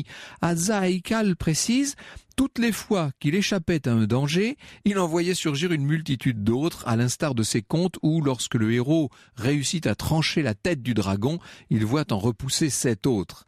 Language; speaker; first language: French; native; French